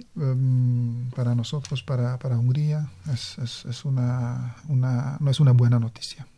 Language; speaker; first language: Spanish; non-native, fluent; Hungarian